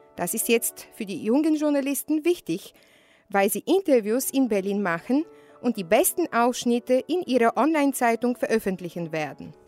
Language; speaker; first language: German; native; German